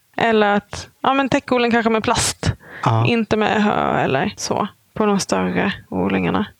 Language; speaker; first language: Swedish; native; Swedish